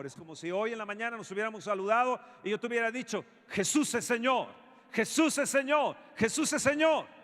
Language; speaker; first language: Spanish; native; Spanish